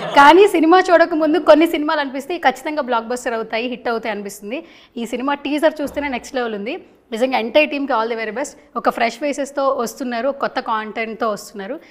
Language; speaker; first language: Telugu; native; Telugu